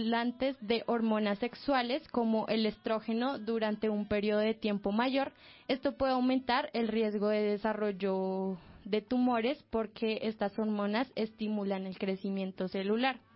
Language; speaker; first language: Spanish; native; Spanish